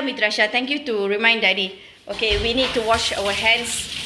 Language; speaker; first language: English; non-native, local second language; Tamil